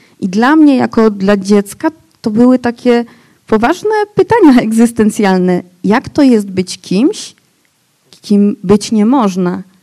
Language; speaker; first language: Polish; non-native, local second language; Rusyn